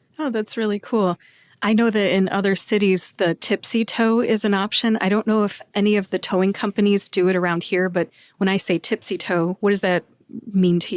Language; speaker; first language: English; native; English